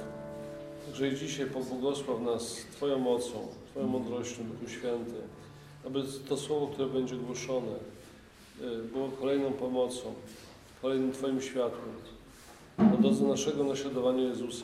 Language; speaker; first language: Polish; native; Polish